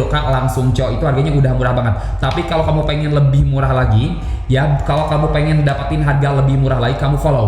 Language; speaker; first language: Indonesian; native; Indonesian